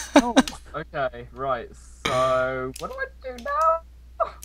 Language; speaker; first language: English; native; English